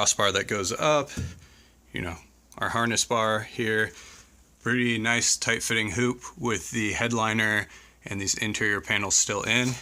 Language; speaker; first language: English; native; English